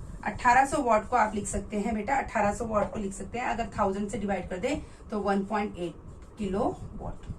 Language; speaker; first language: Hindi; native; Hindi